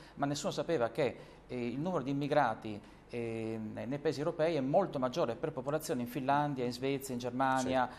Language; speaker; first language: Italian; native; Italian